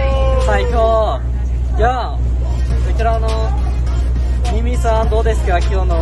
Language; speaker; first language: Japanese; non-native, fluent; Tajik